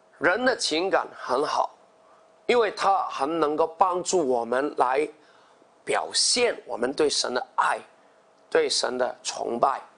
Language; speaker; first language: Chinese; non-native, local second language; Cantonese